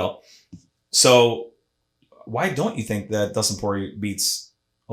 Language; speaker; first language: English; native; English